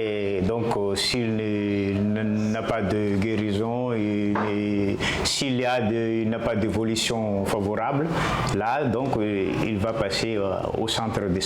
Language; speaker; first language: French; non-native, local second language; Malagasy